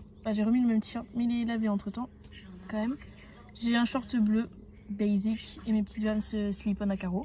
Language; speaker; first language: French; native; French